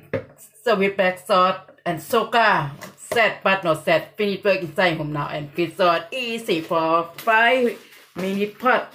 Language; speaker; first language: English; non-native, learner; Thai